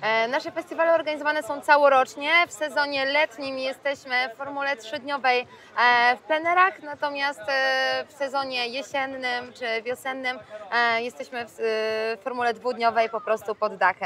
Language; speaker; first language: Polish; native; Polish